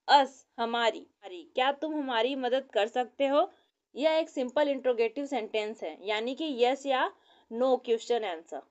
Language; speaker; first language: Hindi; native; Hindi